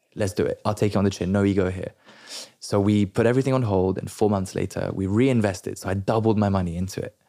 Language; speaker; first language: English; non-native, local second language; French